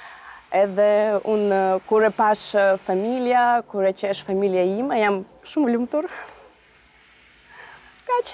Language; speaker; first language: Albanian; non-native, learner; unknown